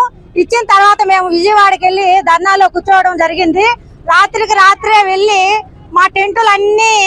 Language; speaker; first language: Telugu; native; Telugu